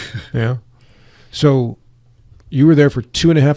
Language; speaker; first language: English; native; English